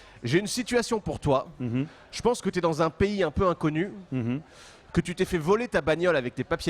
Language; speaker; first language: French; native; French